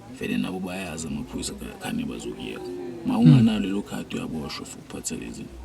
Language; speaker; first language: Zulu; native; Zulu